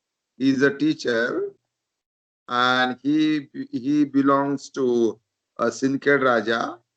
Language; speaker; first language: English; non-native, local second language; Marathi